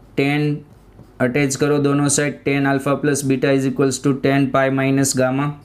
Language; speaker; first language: Hindi; non-native, local second language; Gujarati